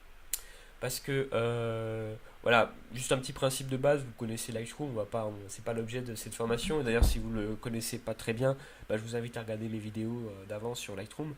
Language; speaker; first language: French; native; French